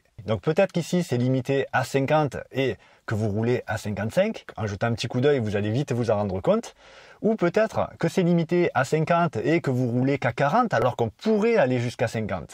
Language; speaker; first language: French; native; French